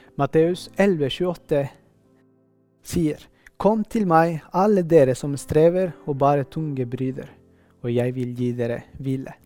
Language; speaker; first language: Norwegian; non-native, fluent; Spanish